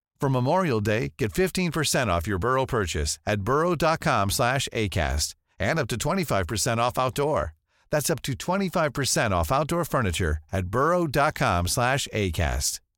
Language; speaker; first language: English; native; English